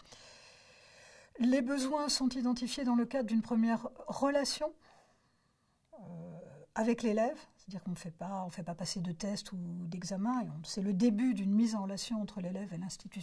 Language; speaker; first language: French; native; French